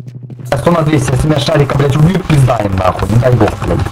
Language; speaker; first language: Russian; native; Russian